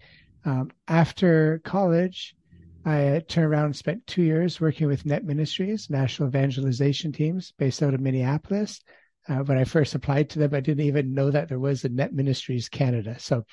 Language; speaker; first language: English; native; English